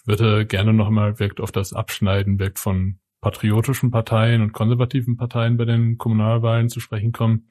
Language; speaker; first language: German; native; German